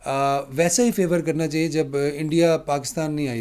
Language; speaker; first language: Urdu; native; Urdu